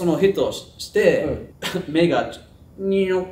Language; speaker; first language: Japanese; non-native, learner; English